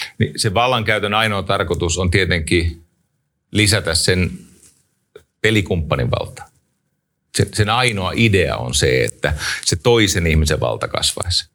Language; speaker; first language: Finnish; native; Finnish